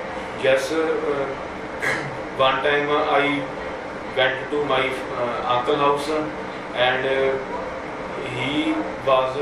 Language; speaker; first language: English; non-native, learner; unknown